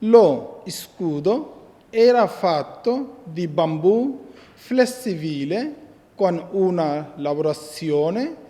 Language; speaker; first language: Italian; non-native, fluent; Bangla